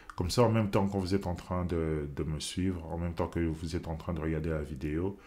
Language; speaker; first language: French; non-native, local second language; Lingala